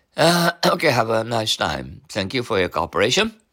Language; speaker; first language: English; non-native, learner; Japanese